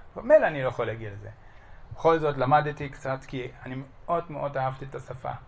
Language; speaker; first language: Hebrew; non-native, fluent; German